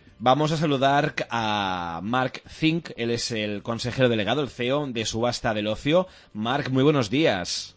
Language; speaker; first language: Spanish; native; Spanish